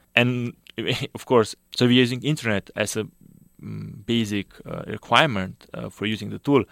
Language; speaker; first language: English; non-native, fluent; Slovenian